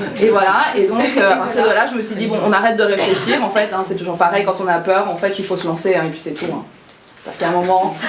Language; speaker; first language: French; early bilingual, other home language; Korean